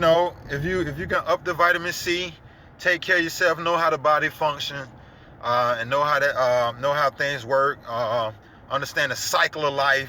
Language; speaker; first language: English; native; English